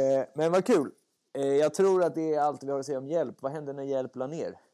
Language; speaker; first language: Swedish; native; Swedish